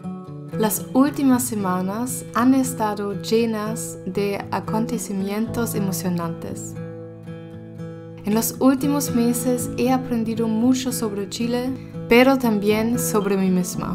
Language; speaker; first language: Spanish; non-native, learner; German